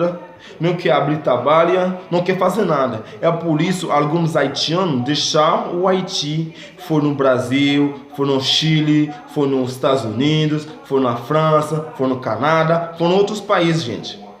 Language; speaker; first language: Portuguese; non-native, fluent; Haitian Creole